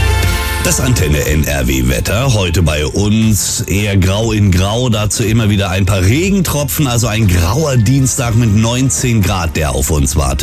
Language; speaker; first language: German; native; German